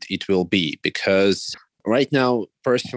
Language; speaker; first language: English; non-native, fluent; Russian